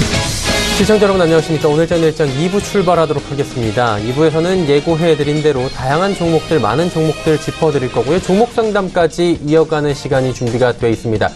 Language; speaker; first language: Korean; native; Korean